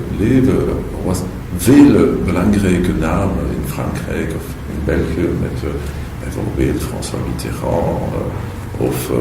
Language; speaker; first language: Dutch; non-native, local second language; French